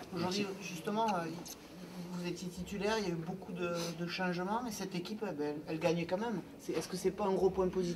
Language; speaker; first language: French; native; French